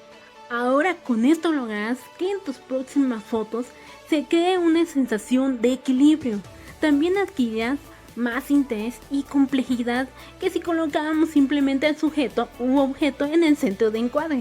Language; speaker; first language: Spanish; native; Spanish